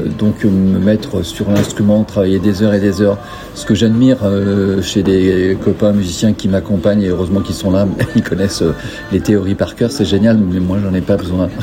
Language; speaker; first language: French; non-native, fluent; Portuguese